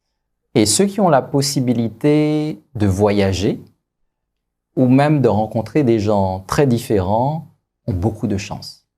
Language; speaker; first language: French; native; French